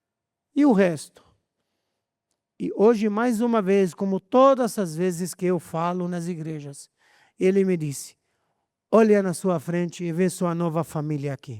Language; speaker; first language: Portuguese; non-native, fluent; Arabic